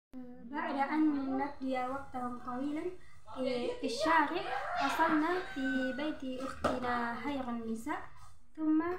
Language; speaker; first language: Arabic; non-native, learner; Indonesian